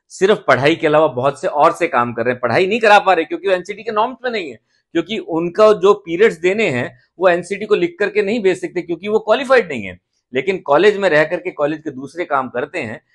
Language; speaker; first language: Hindi; native; Hindi